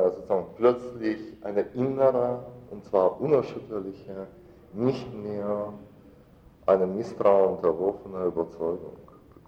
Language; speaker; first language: German; non-native, fluent; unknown